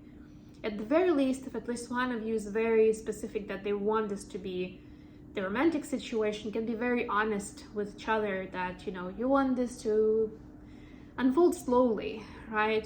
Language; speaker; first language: English; non-native, fluent; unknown